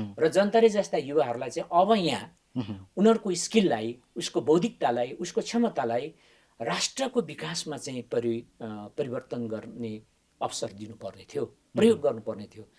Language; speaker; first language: Nepali; non-native, local second language; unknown